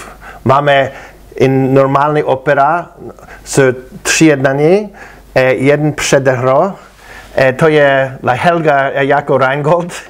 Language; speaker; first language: Czech; non-native, learner; English